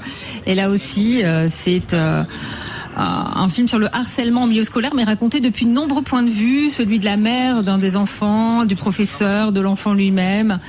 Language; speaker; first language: French; native; French